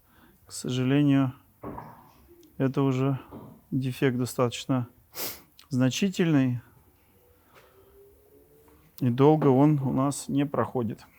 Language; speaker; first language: Russian; native; Russian